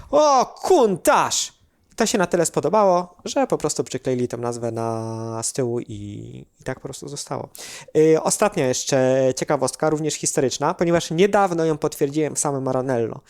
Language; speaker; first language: Polish; native; Polish